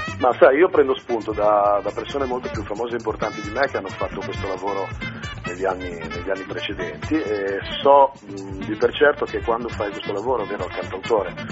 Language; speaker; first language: Italian; native; Italian